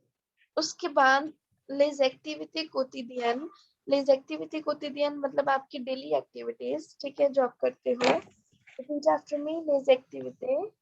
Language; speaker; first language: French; non-native, fluent; Hindi